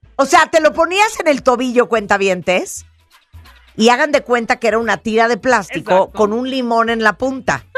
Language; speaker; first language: Spanish; native; Spanish